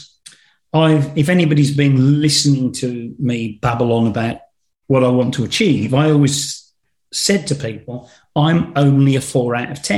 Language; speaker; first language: English; native; English